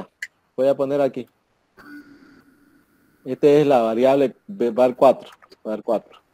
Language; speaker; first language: Spanish; native; Spanish